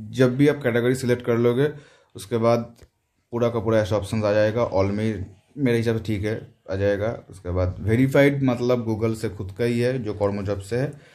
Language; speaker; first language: Hindi; non-native, local second language; Bangla